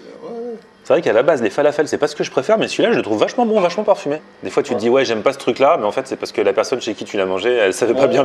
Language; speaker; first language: French; native; French